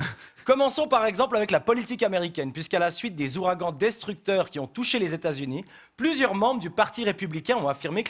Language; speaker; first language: French; native; French